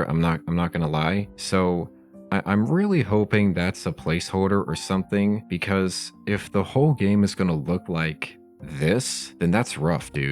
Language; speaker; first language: English; native; English